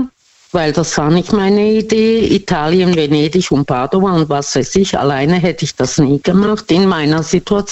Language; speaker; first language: German; non-native, fluent; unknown